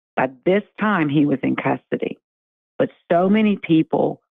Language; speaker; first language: English; native; English